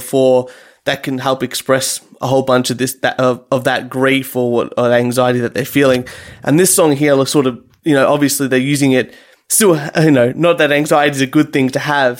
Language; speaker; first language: English; native; English